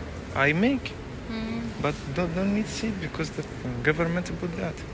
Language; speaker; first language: English; non-native, learner; Arabic